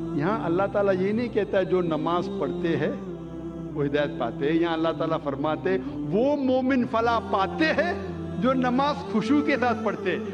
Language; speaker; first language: Urdu; non-native, local second language; English